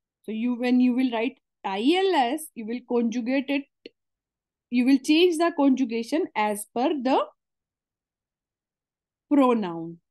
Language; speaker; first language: English; non-native, local second language; Hindi